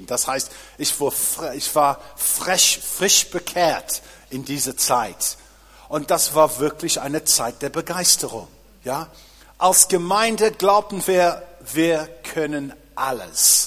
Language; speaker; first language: German; non-native, fluent; English